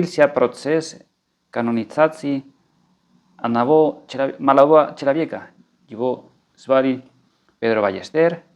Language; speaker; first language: Russian; non-native, fluent; Spanish